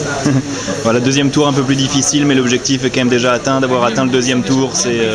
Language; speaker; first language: French; native; French